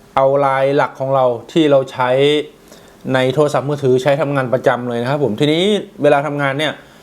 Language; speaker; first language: Thai; native; Thai